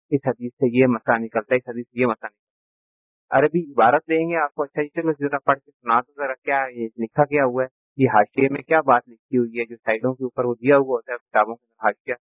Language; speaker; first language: Urdu; native; Urdu